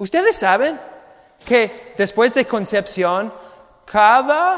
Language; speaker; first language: Spanish; non-native, fluent; English